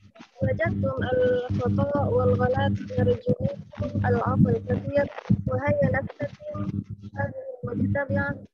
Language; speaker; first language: Arabic; non-native, learner; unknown